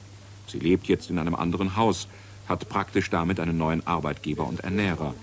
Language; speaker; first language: German; native; German